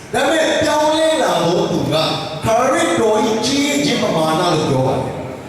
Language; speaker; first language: Burmese; non-native, local second language; Tedim Chin